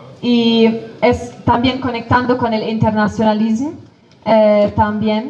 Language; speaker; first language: Spanish; non-native, fluent; Kurdish